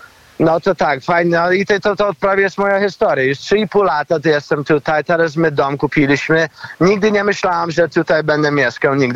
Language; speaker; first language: Polish; early bilingual, heritage; Polish